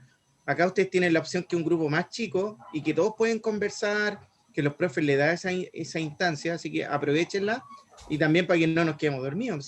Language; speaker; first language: Spanish; native; Spanish